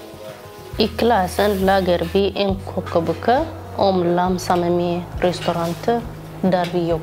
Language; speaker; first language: Norwegian; non-native, learner; Tigrinya